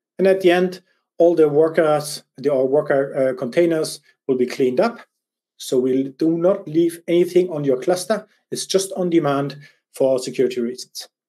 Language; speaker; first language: English; non-native, fluent; German